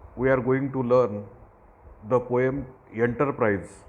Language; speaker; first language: English; non-native, local second language; Marathi